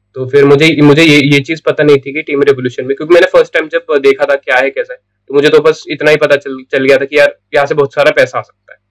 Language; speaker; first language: Hindi; non-native, local second language; Marathi